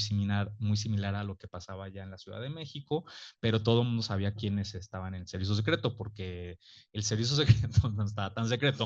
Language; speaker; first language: Spanish; native; Spanish